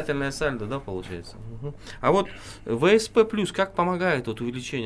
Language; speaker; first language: Russian; non-native, local second language; Kyrgyz